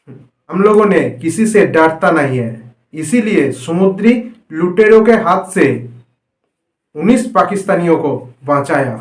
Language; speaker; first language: Hindi; non-native, local second language; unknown